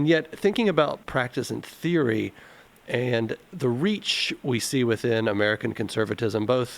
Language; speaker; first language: English; native; English